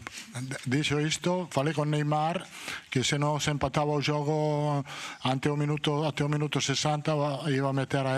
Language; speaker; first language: Portuguese; non-native, learner; Italian